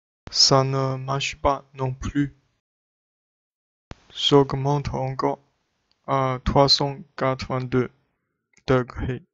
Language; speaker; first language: French; non-native, learner; Chinese